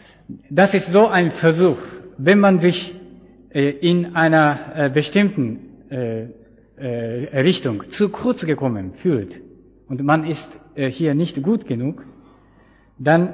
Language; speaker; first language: German; non-native, fluent; Japanese